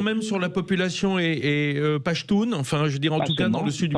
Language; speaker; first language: French; native; French